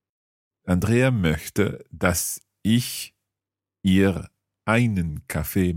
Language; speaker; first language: German; non-native, learner; English